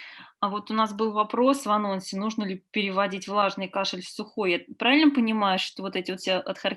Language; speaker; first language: Russian; native; Russian